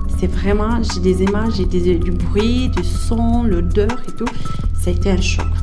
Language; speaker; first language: French; early bilingual, other home language; Arabic